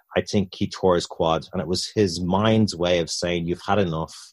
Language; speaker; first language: English; native; English